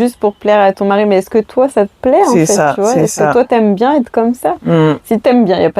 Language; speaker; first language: French; native; French